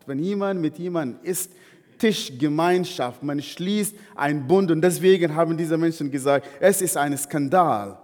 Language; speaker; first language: German; non-native, fluent; Arabic